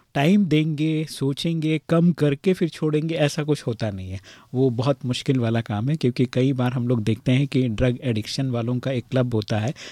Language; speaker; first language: Hindi; native; Hindi